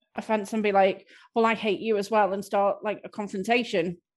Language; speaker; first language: English; native; English